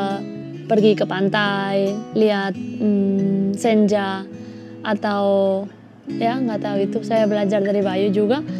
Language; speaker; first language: Indonesian; non-native, fluent; Spanish